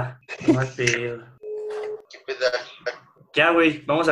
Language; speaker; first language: Spanish; native; Spanish